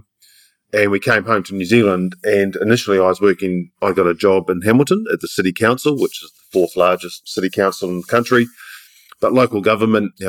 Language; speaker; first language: English; native; English